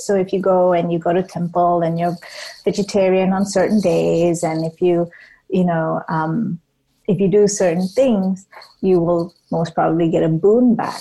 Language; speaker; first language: English; non-native, local second language; Tamil